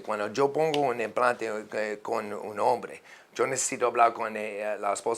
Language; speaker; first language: Spanish; non-native, learner; English